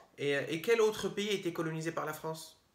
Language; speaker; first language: French; native; French